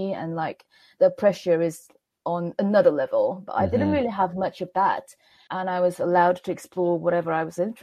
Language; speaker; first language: English; non-native, fluent; Korean